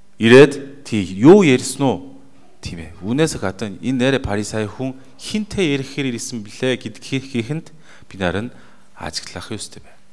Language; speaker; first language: Mongolian; non-native, fluent; Korean